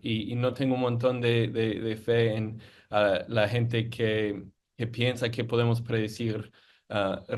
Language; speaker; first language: Spanish; non-native, fluent; English